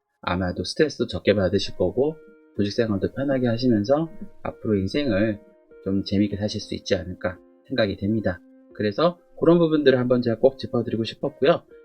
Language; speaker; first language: Korean; native; Korean